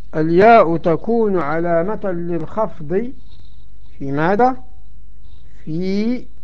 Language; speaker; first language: Arabic; native; Arabic